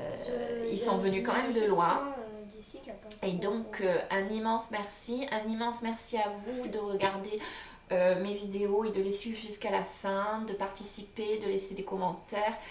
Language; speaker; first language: French; native; French